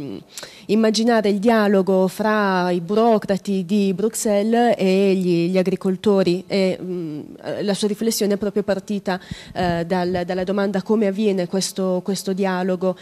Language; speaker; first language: Italian; native; Italian